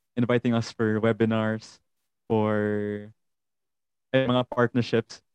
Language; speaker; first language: English; non-native, local second language; Hiligaynon